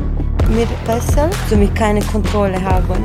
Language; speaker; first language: German; non-native, learner; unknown